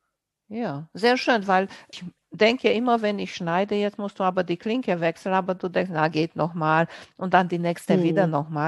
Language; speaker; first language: German; non-native, fluent; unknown